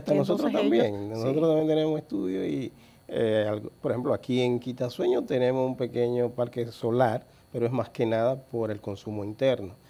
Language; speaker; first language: Spanish; native; Spanish